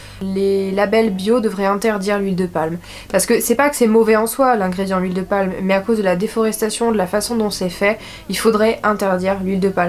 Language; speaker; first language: French; native; French